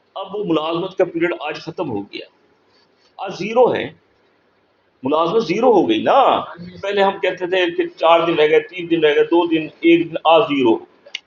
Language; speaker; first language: Urdu; native; Urdu